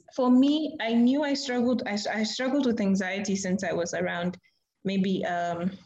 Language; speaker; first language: English; non-native, fluent; Portuguese